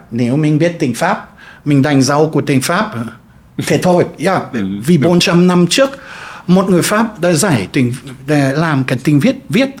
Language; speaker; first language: Vietnamese; non-native, fluent; German